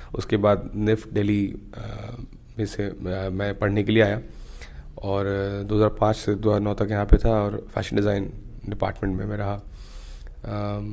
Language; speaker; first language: Hindi; native; Hindi